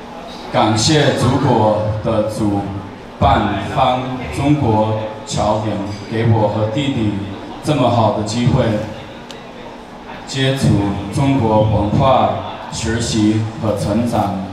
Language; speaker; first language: Chinese; early bilingual, heritage; Chinese